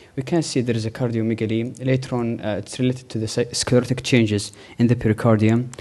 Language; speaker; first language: English; non-native, fluent; Arabic